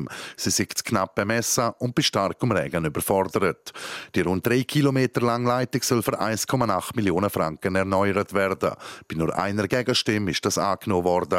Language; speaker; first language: German; native; German